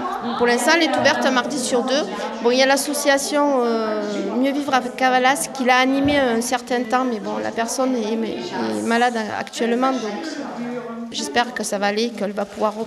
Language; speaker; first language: French; native; French